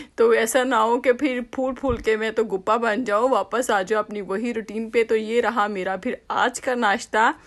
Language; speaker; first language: Urdu; native; Urdu